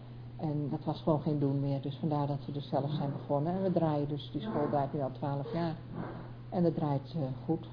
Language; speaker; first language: Dutch; native; Dutch